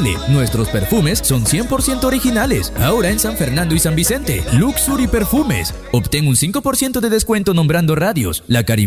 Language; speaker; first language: Spanish; native; Spanish